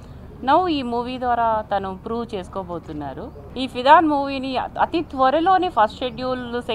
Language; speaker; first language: Telugu; native; Telugu